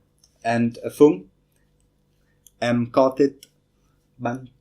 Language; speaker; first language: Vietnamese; non-native, learner; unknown